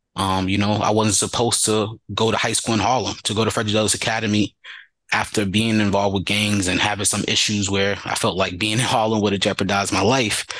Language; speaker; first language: English; native; English